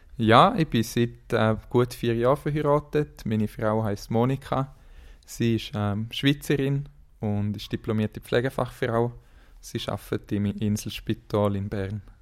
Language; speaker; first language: German; native; German